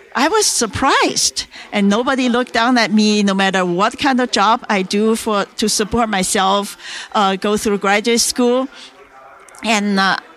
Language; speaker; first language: English; non-native, fluent; Chinese